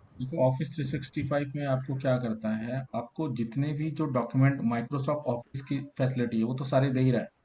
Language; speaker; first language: Hindi; native; Hindi